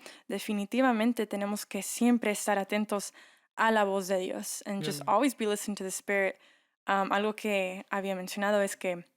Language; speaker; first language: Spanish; early bilingual, heritage; Spanish